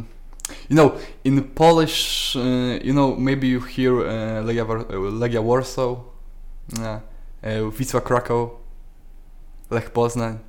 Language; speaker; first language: English; non-native, learner; Polish